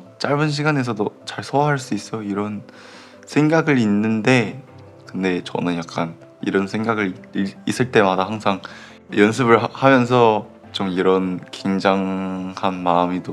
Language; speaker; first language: Korean; non-native, learner; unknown